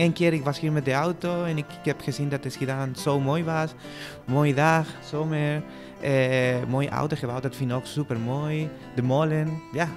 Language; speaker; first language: Dutch; non-native, learner; Spanish